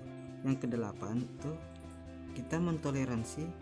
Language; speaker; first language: Indonesian; native; Indonesian